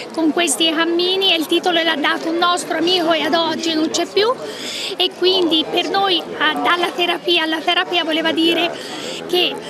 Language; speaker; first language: Italian; native; Italian